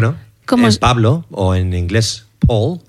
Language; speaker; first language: Spanish; non-native, fluent; English